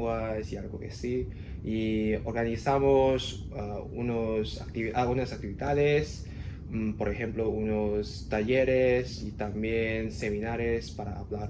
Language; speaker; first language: Spanish; non-native, learner; Cantonese